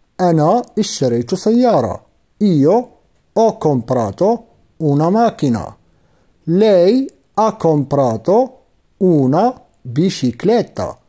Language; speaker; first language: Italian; non-native, fluent; Arabic